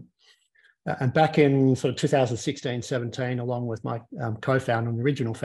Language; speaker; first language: English; native; English